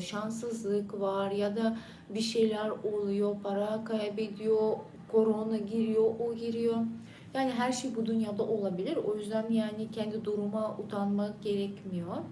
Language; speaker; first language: Turkish; non-native, fluent; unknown